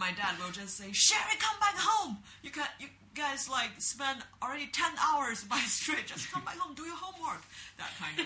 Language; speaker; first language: English; non-native, learner; Chinese